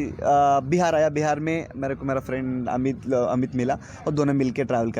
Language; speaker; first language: Hindi; non-native, local second language; Telugu